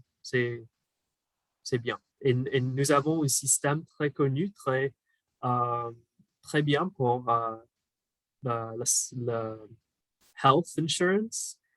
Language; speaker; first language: French; non-native, fluent; English